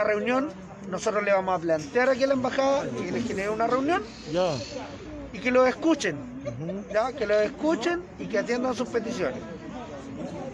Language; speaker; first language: Spanish; native; Spanish